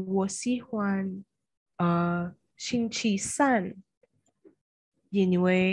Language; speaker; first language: Chinese; non-native, learner; English